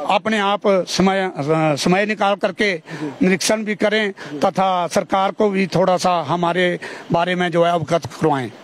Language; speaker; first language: Hindi; native; Hindi